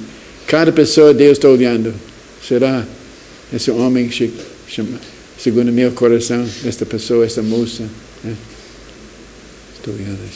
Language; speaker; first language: Portuguese; non-native, fluent; English